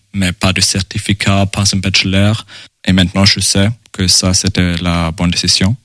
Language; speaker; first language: French; non-native, fluent; German